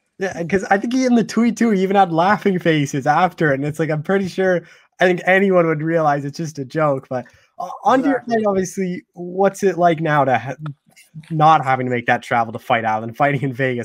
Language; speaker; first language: English; native; English